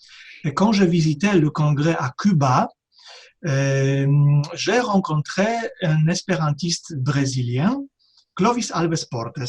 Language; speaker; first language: French; non-native, fluent; Polish